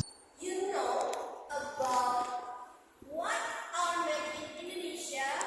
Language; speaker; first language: English; non-native, local second language; Indonesian